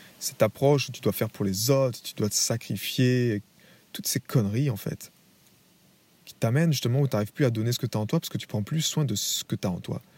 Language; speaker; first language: French; native; French